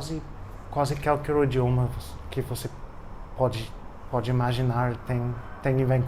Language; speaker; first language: Portuguese; non-native, fluent; English